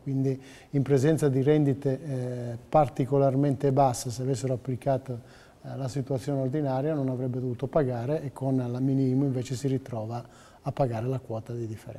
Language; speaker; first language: Italian; native; Italian